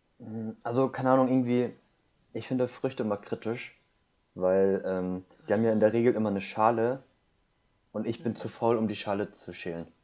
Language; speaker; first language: German; early bilingual, other home language; Korean